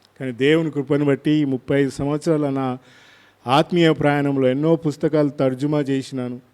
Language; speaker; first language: Telugu; non-native, local second language; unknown